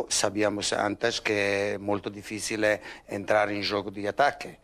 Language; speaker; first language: Portuguese; non-native, learner; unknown